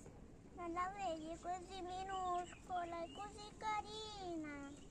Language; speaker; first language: Italian; early bilingual, other home language; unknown